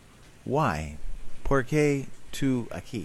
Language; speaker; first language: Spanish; non-native, learner; English